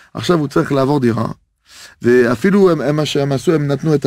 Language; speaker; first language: Hebrew; non-native, fluent; French